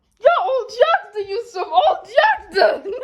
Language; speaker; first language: Turkish; early bilingual, heritage; Turkish